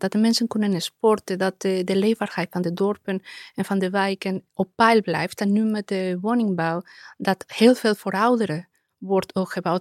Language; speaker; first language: Dutch; non-native, fluent; Spanish